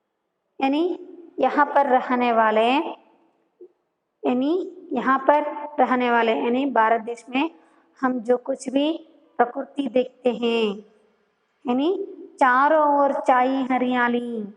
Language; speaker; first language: Hindi; non-native, local second language; Kannada